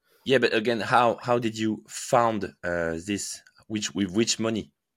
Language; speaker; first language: English; non-native, fluent; French